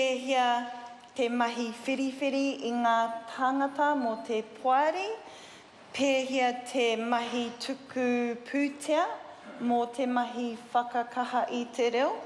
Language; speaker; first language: Māori; non-native, learner; English